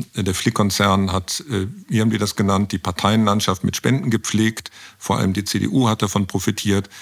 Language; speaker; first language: German; native; German